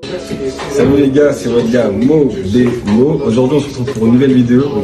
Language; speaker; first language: French; native; French